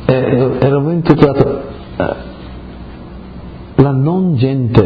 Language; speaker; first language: Italian; early bilingual, heritage; Friulian